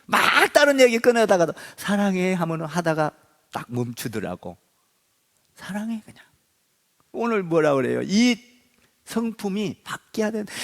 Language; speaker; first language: Korean; native; Korean